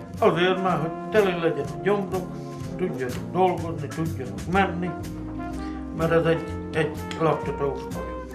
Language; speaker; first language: Hungarian; native; Hungarian